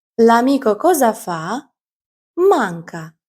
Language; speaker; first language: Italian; non-native, fluent; Ukrainian